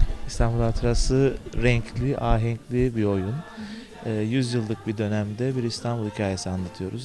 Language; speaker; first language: Turkish; native; Turkish